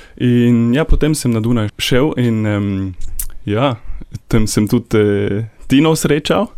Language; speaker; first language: Slovenian; non-native, learner; German